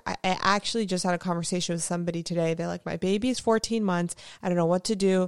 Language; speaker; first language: English; native; English